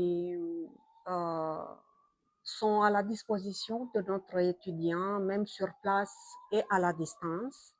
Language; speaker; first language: French; non-native, fluent; Romanian